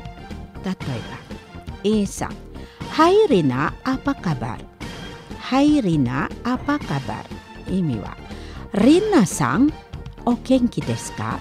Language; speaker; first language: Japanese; non-native, fluent; Indonesian